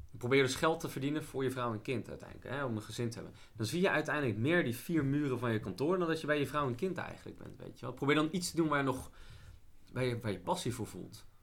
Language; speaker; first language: Dutch; native; Dutch